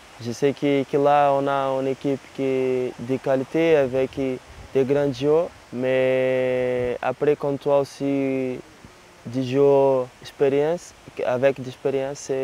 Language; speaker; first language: French; non-native, learner; Portuguese